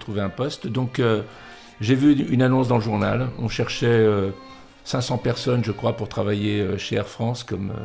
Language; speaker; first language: French; early bilingual, other home language; Catalan